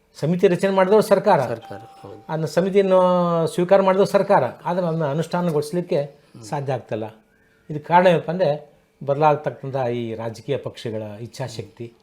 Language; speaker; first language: Kannada; non-native, local second language; Marathi